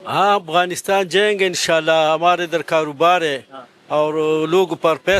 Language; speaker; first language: Hindi; non-native, fluent; Pashto